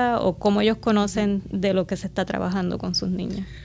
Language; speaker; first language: Spanish; native; Spanish